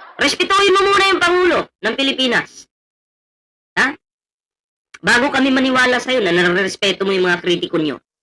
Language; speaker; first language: Filipino; non-native, local second language; Cebuano